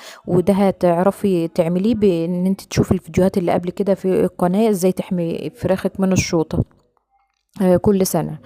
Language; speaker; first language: Arabic; native; Arabic